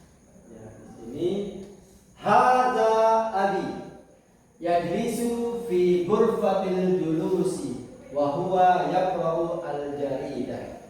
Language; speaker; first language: Arabic; non-native, fluent; Indonesian